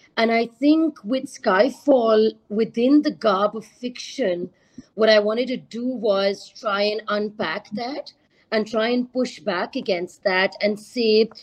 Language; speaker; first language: English; non-native, local second language; Urdu